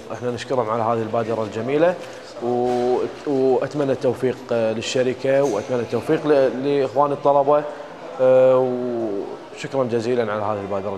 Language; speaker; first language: Arabic; native; Arabic